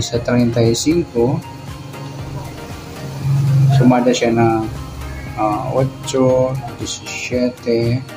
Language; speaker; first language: Filipino; native; Filipino